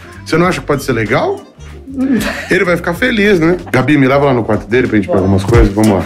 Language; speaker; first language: Portuguese; native; Portuguese